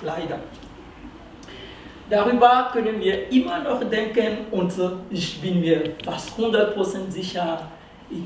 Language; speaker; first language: German; non-native, fluent; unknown